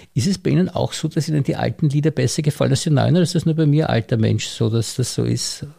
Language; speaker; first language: German; native; German